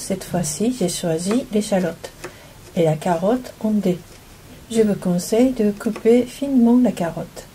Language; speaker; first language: French; non-native, fluent; Japanese